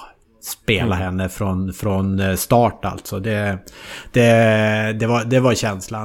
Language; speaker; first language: Swedish; native; Swedish